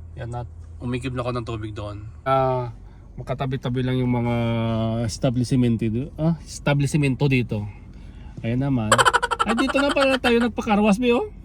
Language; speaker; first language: Filipino; non-native, local second language; Hiligaynon